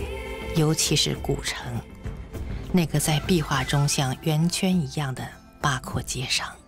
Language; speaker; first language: Chinese; native; Chinese